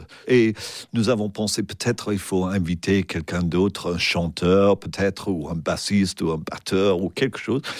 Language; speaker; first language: French; non-native, fluent; English